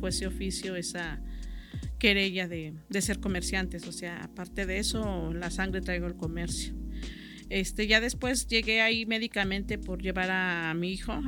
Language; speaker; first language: Spanish; native; Spanish